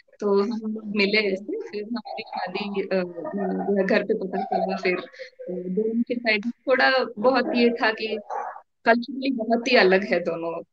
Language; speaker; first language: Hindi; non-native, local second language; Tamil